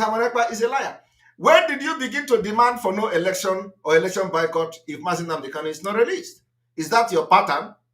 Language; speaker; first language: English; non-native, local second language; Igbo